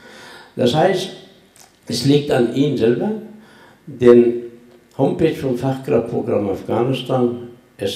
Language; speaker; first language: German; non-native, fluent; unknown